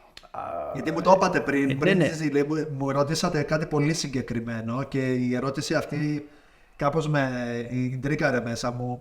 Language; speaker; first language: Greek; native; Greek